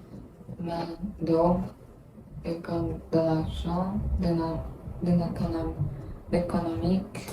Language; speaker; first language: French; non-native, learner; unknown